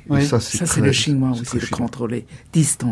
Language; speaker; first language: French; non-native, fluent; Chinese